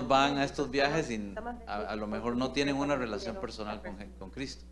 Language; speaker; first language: Spanish; native; Spanish